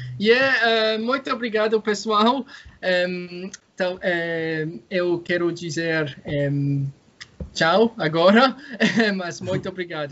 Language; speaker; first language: Portuguese; non-native, learner; English